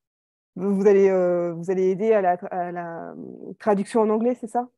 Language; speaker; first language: French; native; French